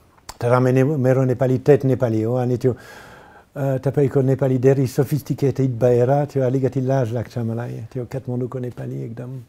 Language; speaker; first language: Nepali; non-native, learner; French